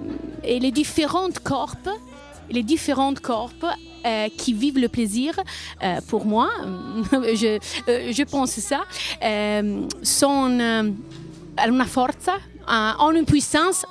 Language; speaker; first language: French; non-native, learner; Italian